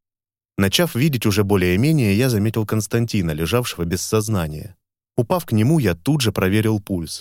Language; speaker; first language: Russian; native; Russian